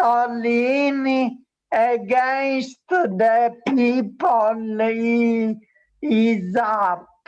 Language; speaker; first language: English; non-native, learner; Italian